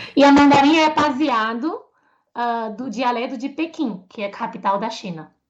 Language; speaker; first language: Portuguese; non-native, fluent; Chinese